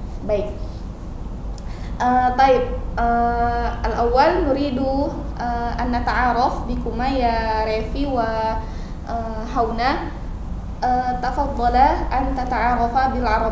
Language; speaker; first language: Arabic; non-native, fluent; Indonesian